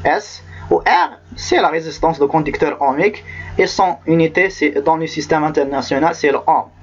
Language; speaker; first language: French; non-native, local second language; Arabic